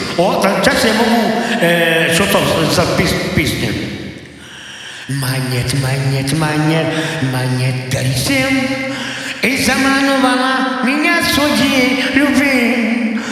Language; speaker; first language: Russian; non-native, local second language; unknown